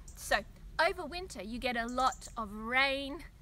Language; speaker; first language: English; native; English